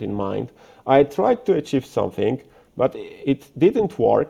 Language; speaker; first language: English; non-native, fluent; Polish